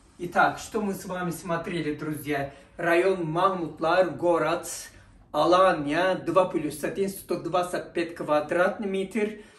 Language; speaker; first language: Russian; non-native, learner; Turkish